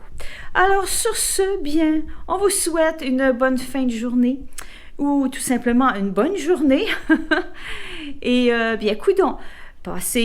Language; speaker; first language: French; native; French